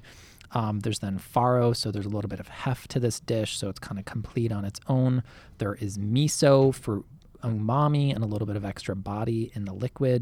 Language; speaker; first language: English; native; English